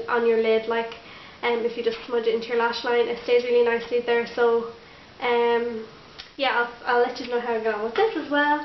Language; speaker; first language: English; native; English